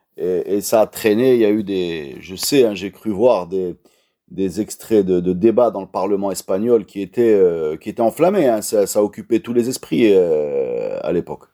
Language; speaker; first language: French; non-native, local second language; Arabic